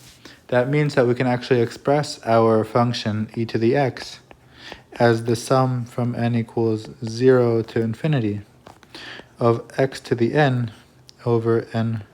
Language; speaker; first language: English; native; English